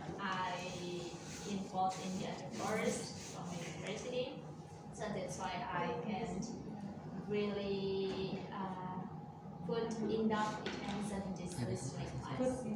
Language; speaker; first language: English; non-native, learner; Indonesian